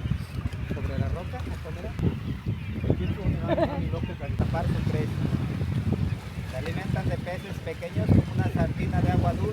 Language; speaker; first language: Spanish; native; Spanish